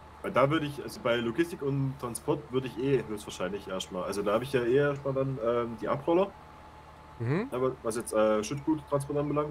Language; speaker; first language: German; native; German